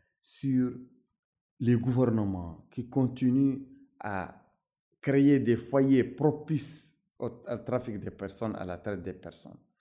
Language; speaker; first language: French; non-native, local second language; Arabic